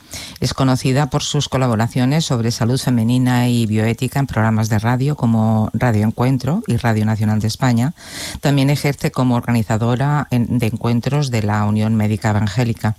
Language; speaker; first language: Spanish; non-native, local second language; Catalan